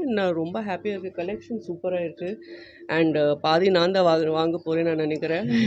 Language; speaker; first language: Tamil; non-native, fluent; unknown